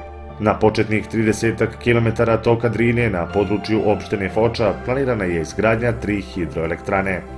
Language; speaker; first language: Bosnian; native; Bosnian